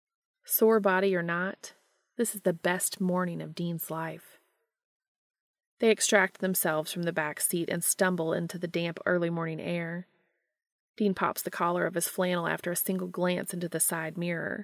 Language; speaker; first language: English; native; English